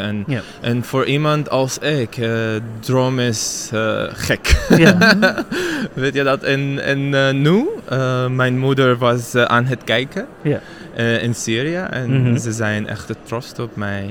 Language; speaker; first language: Dutch; non-native, learner; Arabic